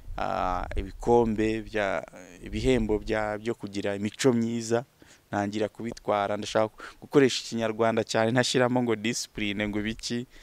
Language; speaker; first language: Kinyarwanda; early bilingual, heritage; Kinyarwanda